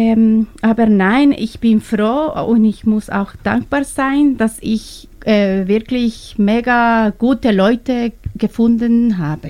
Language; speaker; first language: German; non-native, learner; Spanish